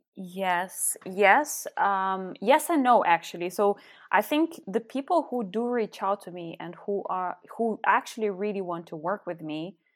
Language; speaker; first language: English; non-native, fluent; Lithuanian